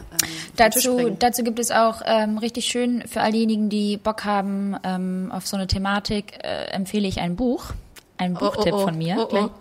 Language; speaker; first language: German; early bilingual, other home language; Albanian